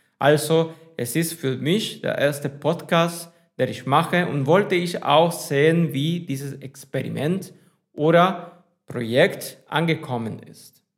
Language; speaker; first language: German; non-native, fluent; Spanish